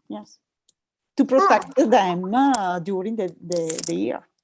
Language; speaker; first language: English; non-native, learner; Italian